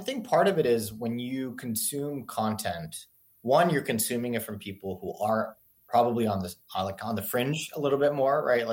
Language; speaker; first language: English; native; English